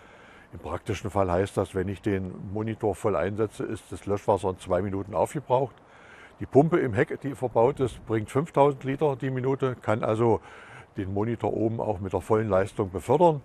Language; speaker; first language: German; native; German